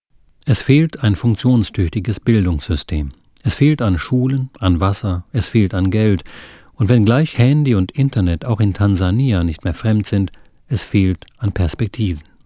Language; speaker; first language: German; native; German